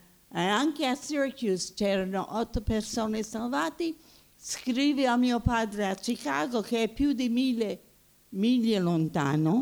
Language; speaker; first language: Italian; early bilingual, heritage; Italian